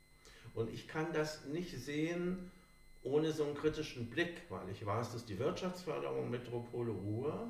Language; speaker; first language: German; native; German